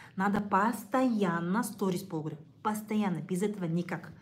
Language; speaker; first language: Russian; non-native, local second language; Kazakh